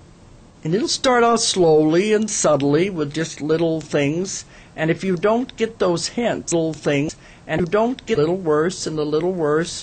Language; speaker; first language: English; native; English